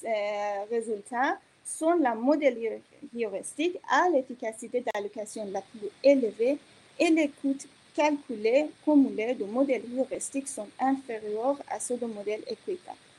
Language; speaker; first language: French; non-native, fluent; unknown